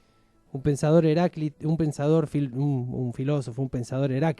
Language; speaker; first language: Spanish; native; Spanish